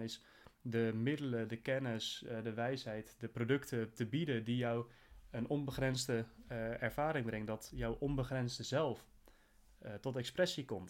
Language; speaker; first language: Dutch; native; Dutch